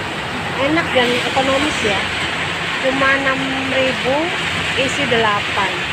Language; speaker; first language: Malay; non-native, local second language; Javanese